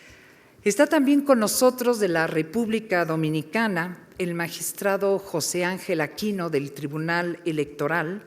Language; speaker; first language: Spanish; native; Spanish